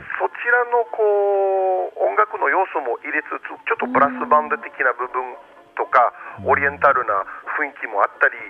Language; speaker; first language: Japanese; non-native, fluent; French